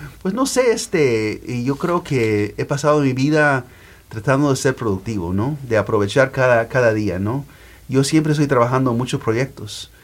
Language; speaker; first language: Spanish; early bilingual, heritage; Spanish